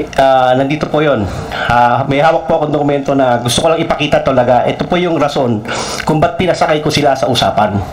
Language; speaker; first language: Filipino; non-native, local second language; Cebuano